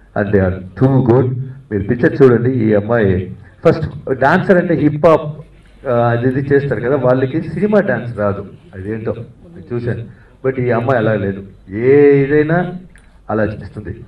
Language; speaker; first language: Telugu; non-native, fluent; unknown